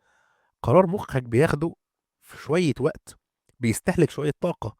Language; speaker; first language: Arabic; native; Arabic